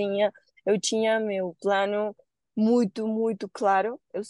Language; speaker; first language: Portuguese; non-native, learner; Spanish